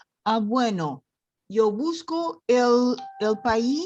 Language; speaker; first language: Spanish; non-native, learner; Portuguese